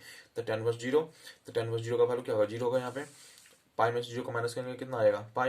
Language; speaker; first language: Hindi; native; Hindi